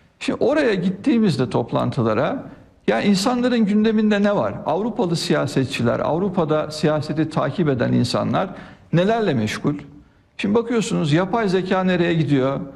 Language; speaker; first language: Turkish; native; Turkish